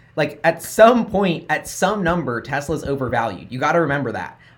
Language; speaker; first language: English; native; English